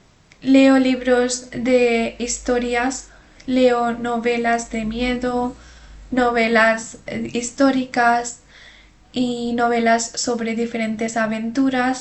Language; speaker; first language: Spanish; non-native, fluent; Urdu